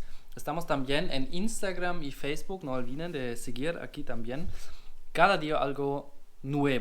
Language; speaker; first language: Spanish; non-native, learner; German